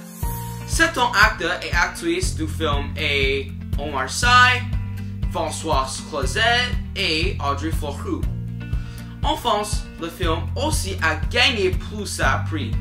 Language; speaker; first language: French; non-native, learner; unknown